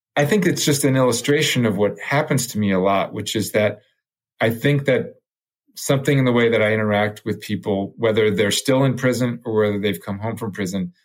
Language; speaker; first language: English; early bilingual, other home language; French